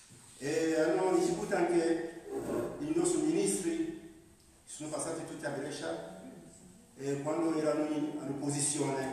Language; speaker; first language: Italian; non-native, fluent; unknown